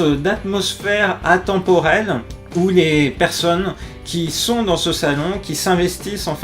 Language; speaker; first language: French; native; French